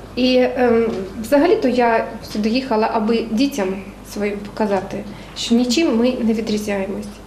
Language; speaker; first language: Ukrainian; non-native, local second language; Russian